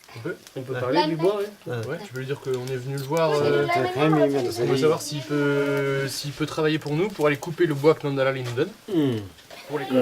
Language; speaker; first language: French; native; French